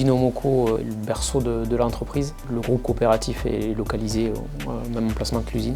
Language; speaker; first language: French; native; French